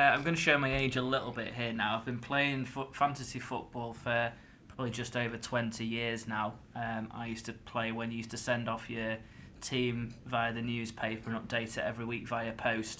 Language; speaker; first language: English; native; English